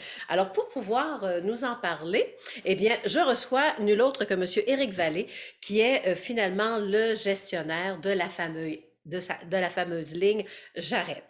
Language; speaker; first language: French; native; French